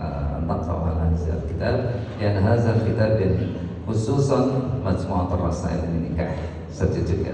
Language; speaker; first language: Arabic; non-native, learner; Indonesian